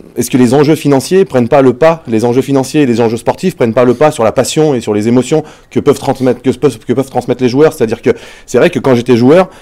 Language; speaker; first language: French; native; French